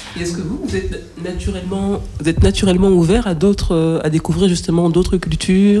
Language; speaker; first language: French; native; French